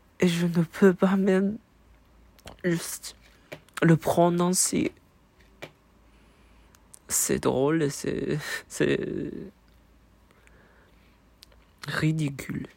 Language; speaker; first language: French; non-native, learner; Chinese